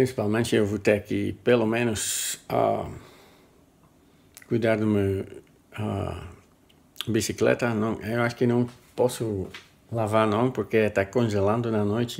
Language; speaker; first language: Portuguese; non-native, learner; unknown